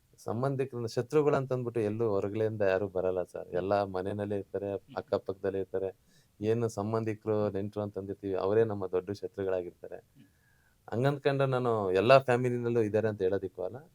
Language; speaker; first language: Kannada; non-native, local second language; Lambadi